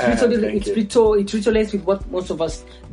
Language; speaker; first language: English; non-native, local second language; Ganda